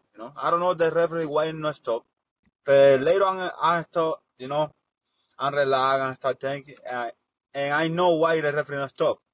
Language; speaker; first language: English; non-native, learner; Spanish